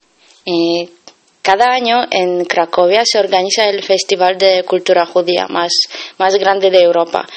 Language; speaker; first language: Spanish; non-native, fluent; Polish